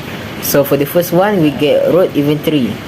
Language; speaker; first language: English; non-native, local second language; Malay